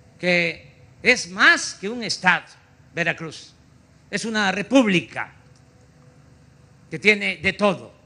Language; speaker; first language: Spanish; native; Spanish